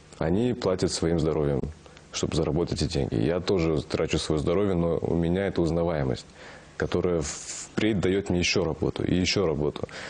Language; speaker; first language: Russian; non-native, local second language; Kazakh